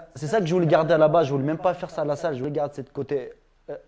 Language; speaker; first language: French; non-native, fluent; Ingush